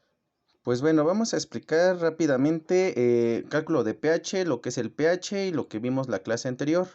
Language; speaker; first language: Spanish; native; Spanish